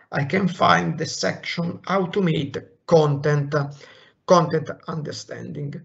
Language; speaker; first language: English; non-native, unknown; Italian